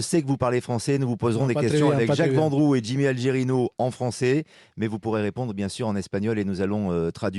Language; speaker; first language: French; native; French